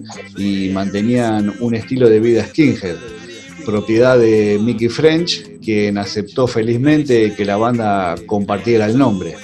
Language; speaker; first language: Spanish; native; Spanish